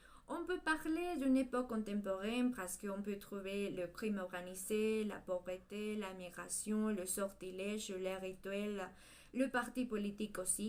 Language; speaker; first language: French; non-native, learner; Spanish